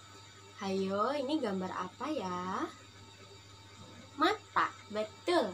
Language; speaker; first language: Indonesian; native; Indonesian